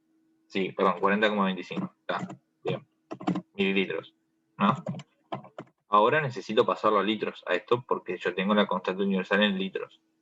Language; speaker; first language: Spanish; native; Spanish